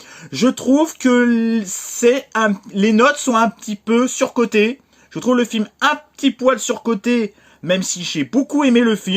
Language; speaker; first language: French; native; French